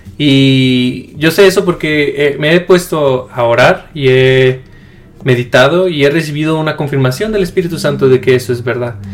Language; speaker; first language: Spanish; early bilingual, heritage; Spanish